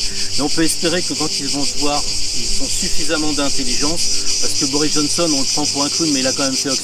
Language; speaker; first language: French; native; French